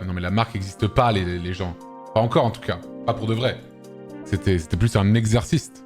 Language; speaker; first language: French; native; French